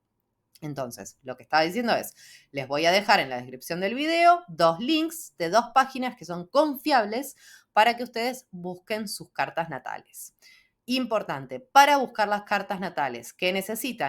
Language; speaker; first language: Spanish; native; Spanish